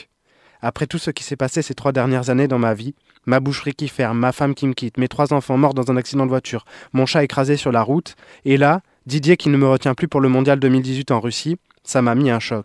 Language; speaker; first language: French; native; French